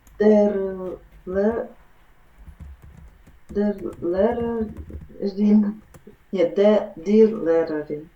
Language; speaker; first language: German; non-native, learner; Ukrainian